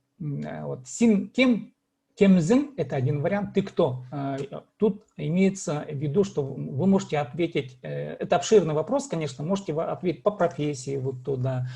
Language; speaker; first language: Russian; native; Russian